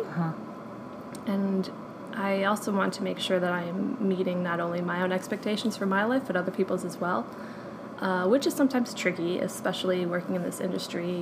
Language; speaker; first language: English; native; English